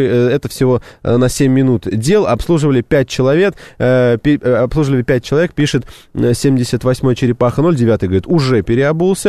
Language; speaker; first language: Russian; native; Russian